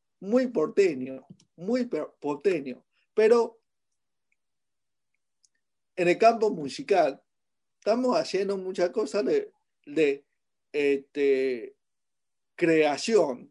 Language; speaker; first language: Spanish; non-native, fluent; Chinese